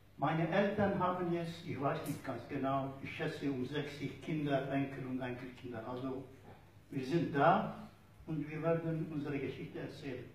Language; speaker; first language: German; non-native, fluent; Turoyo